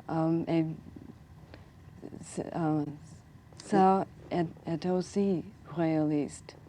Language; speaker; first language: French; non-native, learner; English